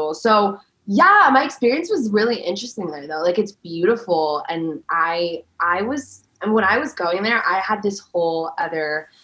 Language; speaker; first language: English; early bilingual, other home language; Persian